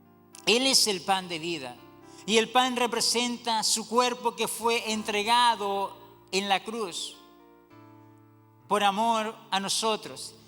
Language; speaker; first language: Spanish; native; Spanish